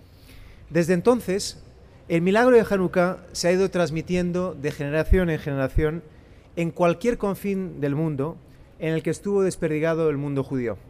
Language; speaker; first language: Spanish; native; Spanish